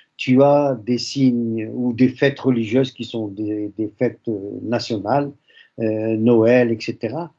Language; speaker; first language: French; early bilingual, other home language; Arabic